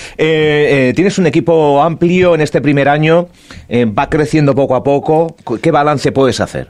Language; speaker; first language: Spanish; native; Spanish